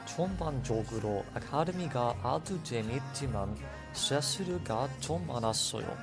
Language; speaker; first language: Korean; non-native, learner; English